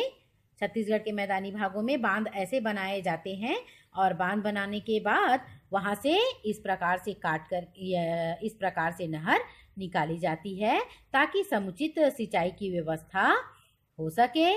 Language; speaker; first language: Hindi; native; Hindi